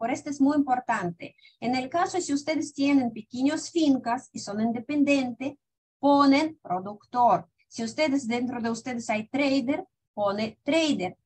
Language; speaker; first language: Spanish; non-native, fluent; Russian